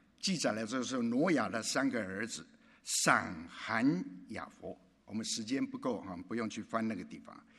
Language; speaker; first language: Chinese; native; Chinese